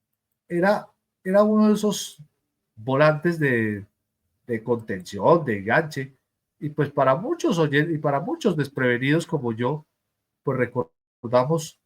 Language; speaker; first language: Spanish; native; Spanish